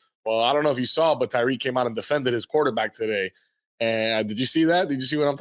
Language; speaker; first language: English; native; English